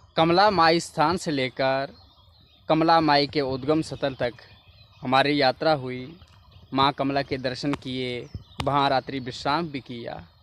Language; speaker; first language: Hindi; native; Hindi